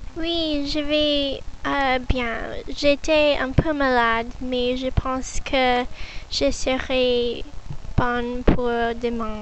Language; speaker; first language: French; non-native, learner; English